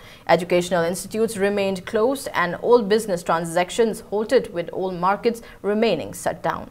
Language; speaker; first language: English; non-native, local second language; Manipuri